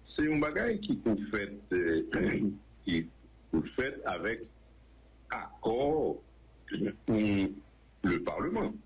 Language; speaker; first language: French; non-native, local second language; Haitian Creole